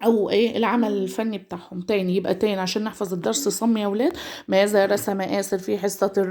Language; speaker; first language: Arabic; native; Arabic